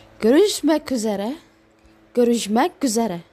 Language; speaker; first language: Turkish; non-native, learner; Indonesian